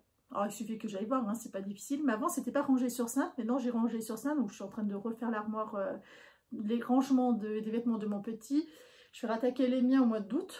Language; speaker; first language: French; native; French